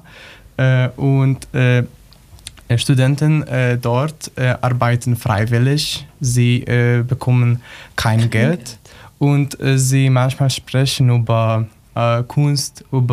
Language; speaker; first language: German; non-native, learner; Polish